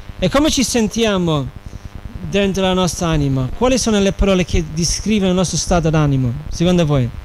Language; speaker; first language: Italian; non-native, fluent; English